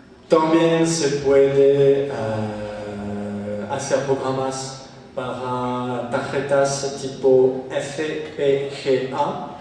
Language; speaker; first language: Spanish; non-native, fluent; French